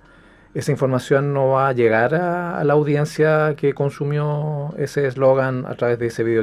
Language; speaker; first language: Spanish; native; Spanish